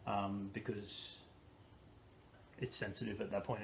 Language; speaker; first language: English; native; English